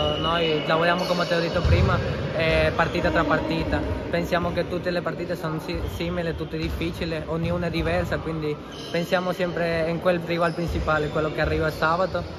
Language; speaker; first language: Italian; non-native, fluent; Spanish